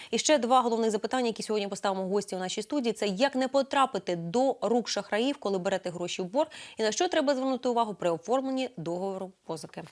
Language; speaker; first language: Ukrainian; native; Ukrainian